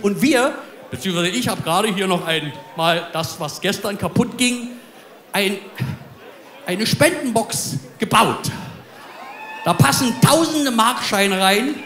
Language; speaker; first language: German; native; German